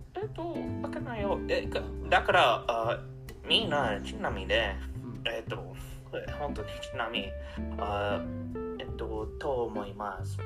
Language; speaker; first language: Japanese; non-native, learner; English